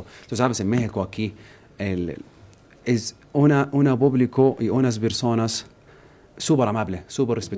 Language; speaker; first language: Spanish; non-native, learner; Arabic